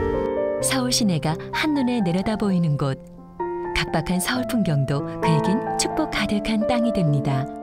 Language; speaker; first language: Korean; native; Korean